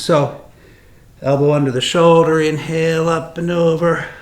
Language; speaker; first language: English; native; English